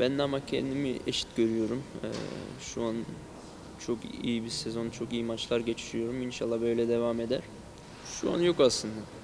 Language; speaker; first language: Turkish; early bilingual, heritage; Turkish